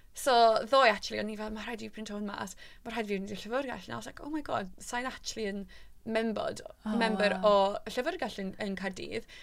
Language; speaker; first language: Welsh; non-native, local second language; English